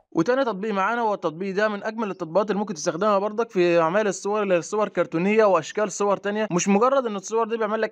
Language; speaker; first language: Arabic; native; Arabic